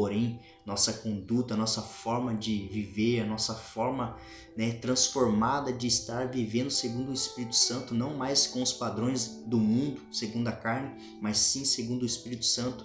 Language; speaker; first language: Portuguese; native; Portuguese